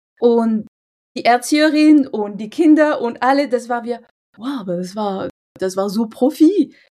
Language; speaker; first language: German; non-native, fluent; French